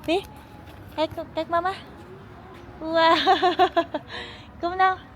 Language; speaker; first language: Dutch; non-native, learner; Filipino